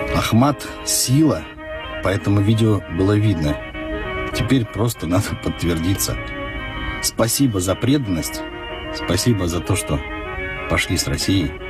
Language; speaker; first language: Russian; native; Russian